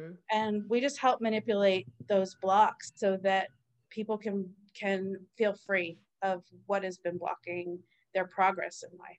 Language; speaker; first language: English; native; English